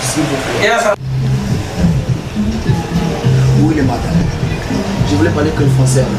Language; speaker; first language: French; non-native, learner; Haitian Creole